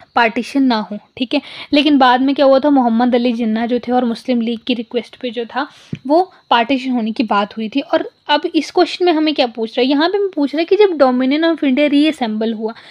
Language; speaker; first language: Hindi; non-native, local second language; Punjabi